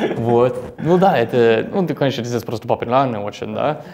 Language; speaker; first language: Russian; non-native, fluent; English